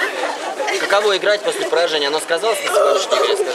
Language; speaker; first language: Russian; native; Russian